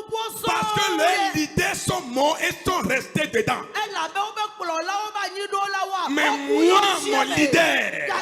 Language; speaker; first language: French; non-native, local second language; Ewe